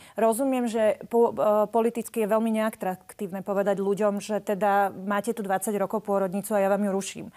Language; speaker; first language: Slovak; native; Slovak